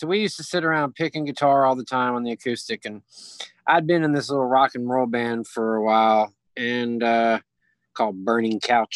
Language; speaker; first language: English; native; English